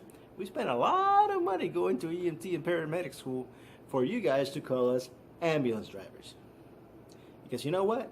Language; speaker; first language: English; native; English